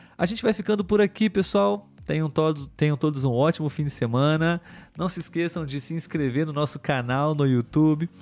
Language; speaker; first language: Portuguese; native; Portuguese